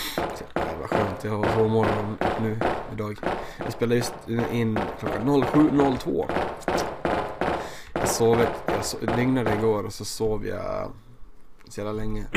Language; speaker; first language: Swedish; native; Swedish